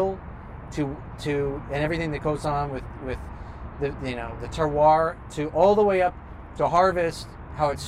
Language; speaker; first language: English; native; English